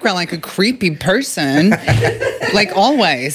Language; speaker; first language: English; non-native, fluent; Norwegian